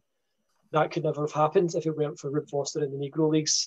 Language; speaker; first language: English; native; English